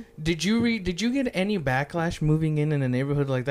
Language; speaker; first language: English; early bilingual, other home language; Spanish